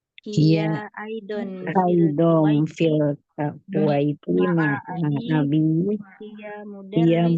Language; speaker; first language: Arabic; non-native, learner; Indonesian